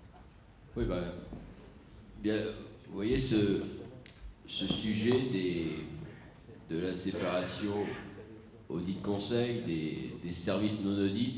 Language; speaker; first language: French; native; French